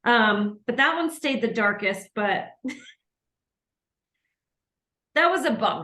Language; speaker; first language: English; native; English